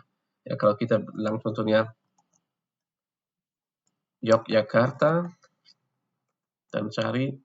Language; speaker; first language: Indonesian; non-native, fluent; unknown